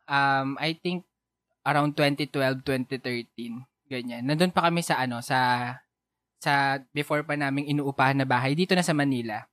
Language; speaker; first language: Filipino; native; Filipino